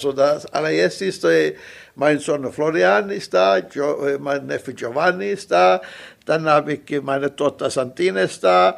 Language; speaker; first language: German; non-native, local second language; Italian